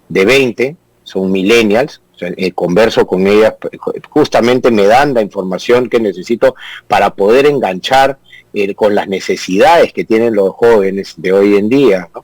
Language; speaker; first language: Spanish; native; Spanish